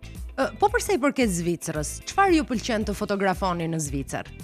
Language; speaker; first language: Albanian; native; Albanian